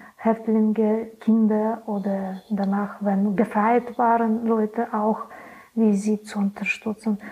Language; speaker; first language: German; non-native, learner; Belarusian